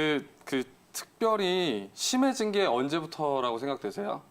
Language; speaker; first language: Korean; native; Korean